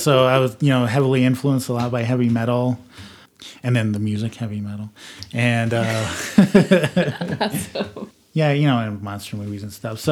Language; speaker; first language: English; native; English